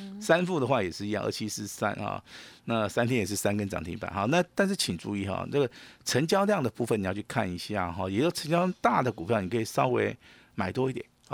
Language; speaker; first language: Chinese; native; Chinese